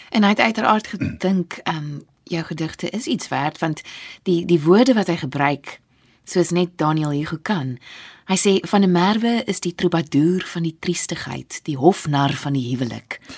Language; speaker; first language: Afrikaans; native; Afrikaans